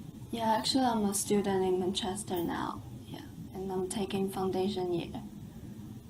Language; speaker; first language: English; non-native, fluent; Chinese